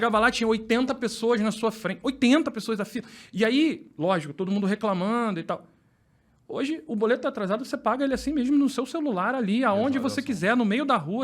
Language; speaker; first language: Portuguese; native; Portuguese